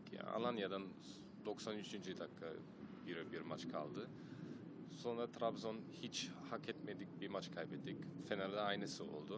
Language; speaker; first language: Turkish; early bilingual, heritage; German